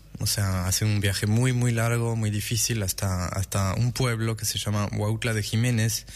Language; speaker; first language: Spanish; non-native, fluent; French